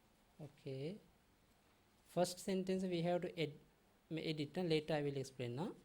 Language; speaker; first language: English; non-native, learner; Sinhala